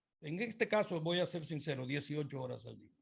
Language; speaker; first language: Spanish; native; Spanish